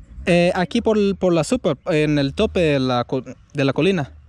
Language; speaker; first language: Spanish; non-native, fluent; English